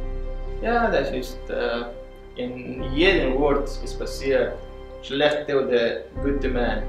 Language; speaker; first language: German; non-native, learner; Persian